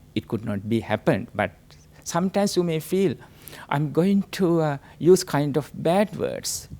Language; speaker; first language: English; non-native, local second language; Sinhala